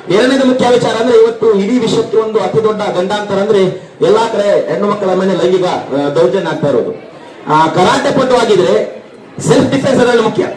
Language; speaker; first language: Kannada; non-native, local second language; Urdu